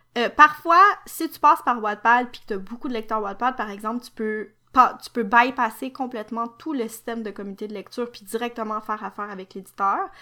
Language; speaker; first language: French; native; French